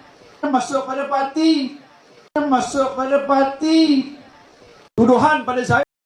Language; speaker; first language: Malay; native; Malay